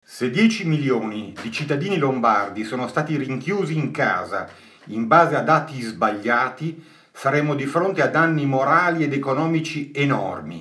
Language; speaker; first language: Italian; native; Italian